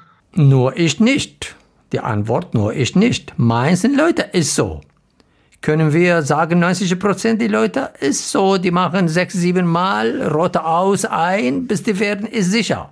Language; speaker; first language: German; non-native, learner; Arabic